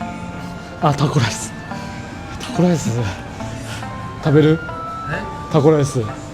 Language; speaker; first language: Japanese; non-native, fluent; Chinese